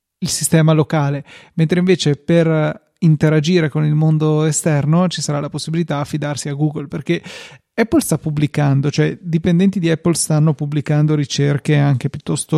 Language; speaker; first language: Italian; native; Italian